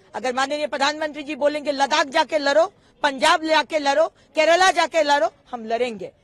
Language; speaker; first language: Hindi; non-native, local second language; Bangla